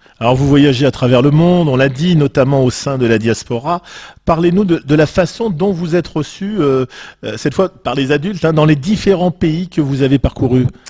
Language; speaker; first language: French; native; French